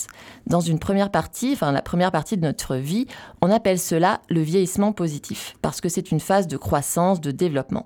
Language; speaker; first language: French; native; French